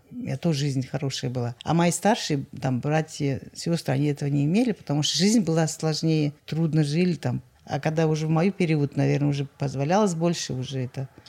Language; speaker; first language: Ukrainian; non-native, local second language; Russian